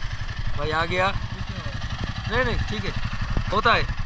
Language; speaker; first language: Hindi; non-native, local second language; Bangla